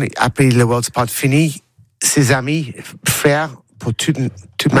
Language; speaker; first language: French; non-native, learner; English